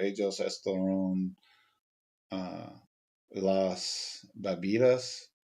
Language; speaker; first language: Spanish; non-native, learner; English